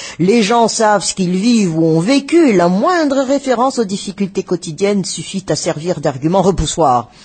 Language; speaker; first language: French; non-native, local second language; Malagasy